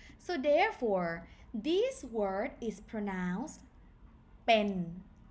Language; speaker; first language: English; non-native, fluent; Thai